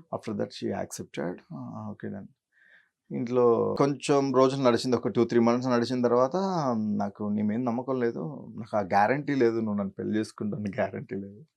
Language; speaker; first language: Telugu; native; Telugu